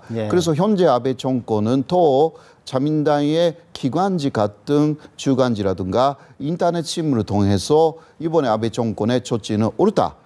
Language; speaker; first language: Korean; non-native, fluent; Japanese